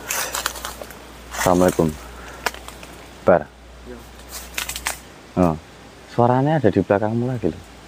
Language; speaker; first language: Indonesian; native; Indonesian